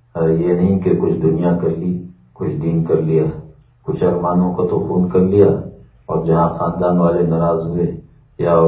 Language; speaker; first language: Urdu; native; Urdu